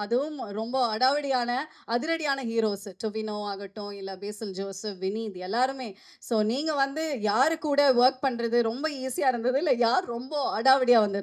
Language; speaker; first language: Tamil; native; Tamil